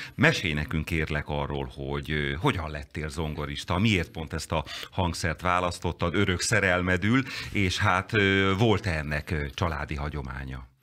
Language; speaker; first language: Hungarian; native; Hungarian